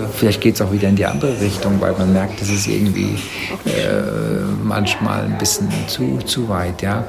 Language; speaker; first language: German; native; German